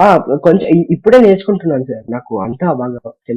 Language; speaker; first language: Telugu; non-native, learner; Kannada